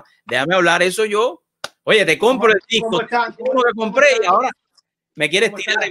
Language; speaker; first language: Spanish; native; Spanish